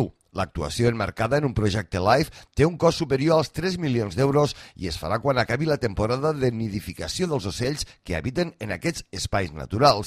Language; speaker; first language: Catalan; native; Catalan